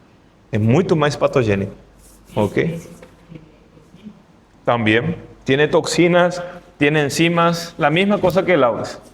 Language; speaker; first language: Spanish; non-native, fluent; Portuguese